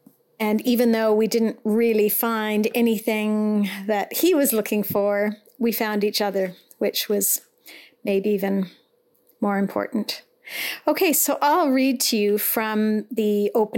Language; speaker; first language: English; native; English